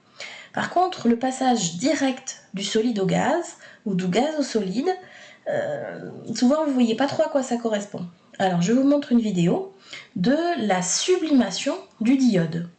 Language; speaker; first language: French; native; French